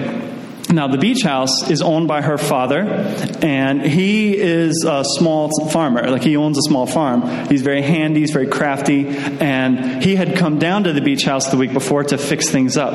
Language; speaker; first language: English; native; English